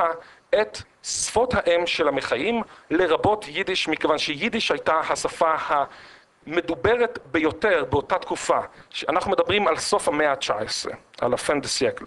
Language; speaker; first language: Hebrew; native; Hebrew